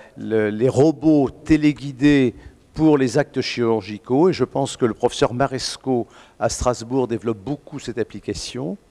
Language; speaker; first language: French; native; French